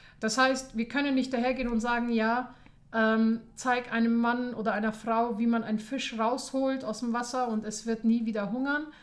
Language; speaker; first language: German; early bilingual, other home language; Persian